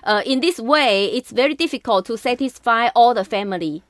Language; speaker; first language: English; non-native, fluent; Chinese